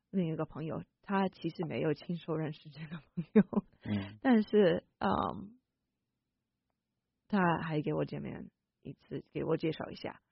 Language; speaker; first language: Chinese; non-native, fluent; English